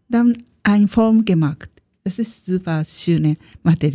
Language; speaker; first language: German; non-native, learner; Japanese